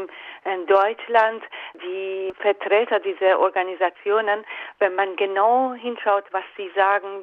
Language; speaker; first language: German; non-native, fluent; Persian